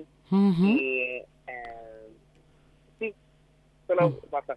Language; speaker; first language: Spanish; non-native, learner; English